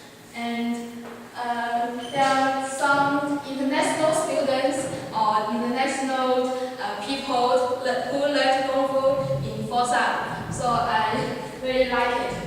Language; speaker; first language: English; non-native, learner; Chinese